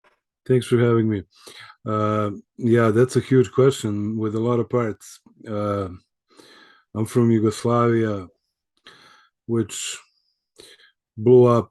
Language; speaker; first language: English; early bilingual, other home language; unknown